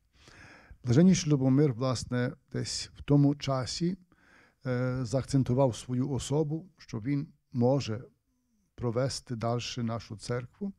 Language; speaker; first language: Ukrainian; native; Ukrainian